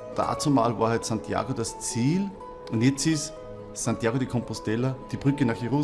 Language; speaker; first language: German; native; German